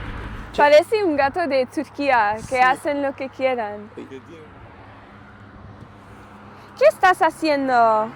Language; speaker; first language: Spanish; non-native, learner; English